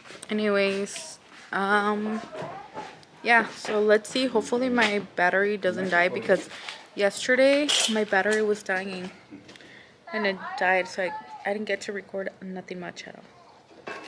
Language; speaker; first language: English; early bilingual, other home language; Spanish